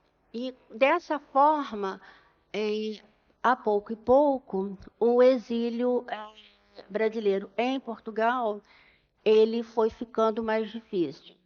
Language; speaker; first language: Portuguese; native; Portuguese